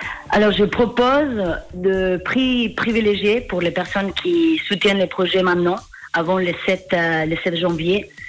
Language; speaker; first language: French; non-native, fluent; Spanish